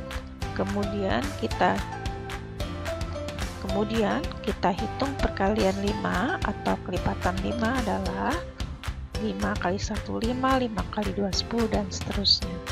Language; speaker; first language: Indonesian; native; Indonesian